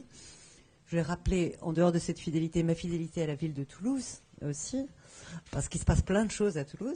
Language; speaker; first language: French; native; French